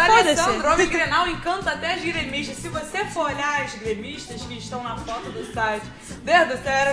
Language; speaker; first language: Portuguese; native; Portuguese